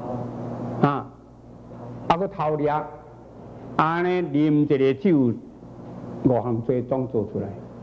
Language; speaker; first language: Chinese; native; Chinese